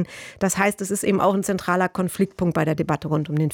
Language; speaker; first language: German; native; German